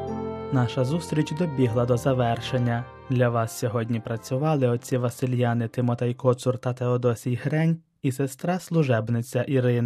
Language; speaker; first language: Ukrainian; native; Ukrainian